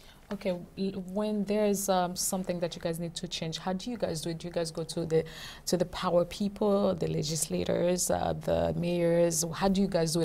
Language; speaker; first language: English; non-native, fluent; Haitian Creole